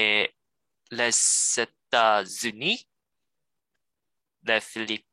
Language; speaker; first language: French; non-native, learner; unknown